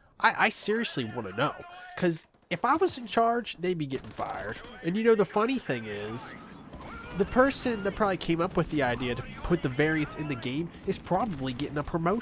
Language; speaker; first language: English; native; English